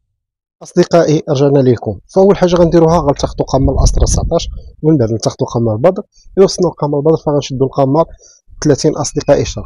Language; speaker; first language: Arabic; native; Arabic